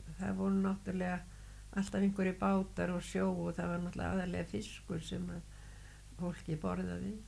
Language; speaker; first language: Icelandic; native; Icelandic